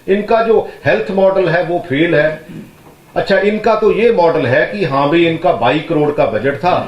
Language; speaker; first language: Hindi; non-native, local second language; Punjabi